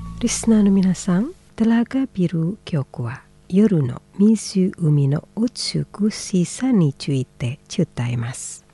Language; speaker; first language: Japanese; non-native, fluent; Indonesian